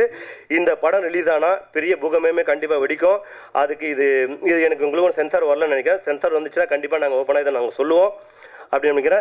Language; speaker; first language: Tamil; native; Tamil